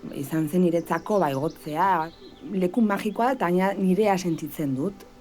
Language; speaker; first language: Basque; non-native, local second language; Spanish